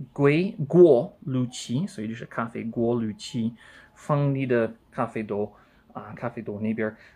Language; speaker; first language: Chinese; non-native, learner; English